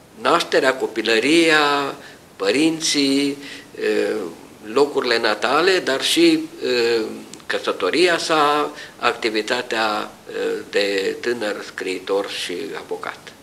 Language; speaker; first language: Romanian; native; Romanian